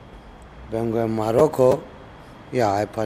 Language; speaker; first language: Spanish; non-native, learner; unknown